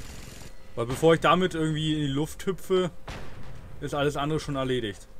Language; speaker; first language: German; native; German